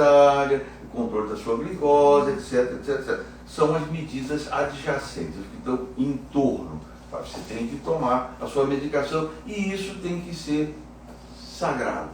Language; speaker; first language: Portuguese; native; Portuguese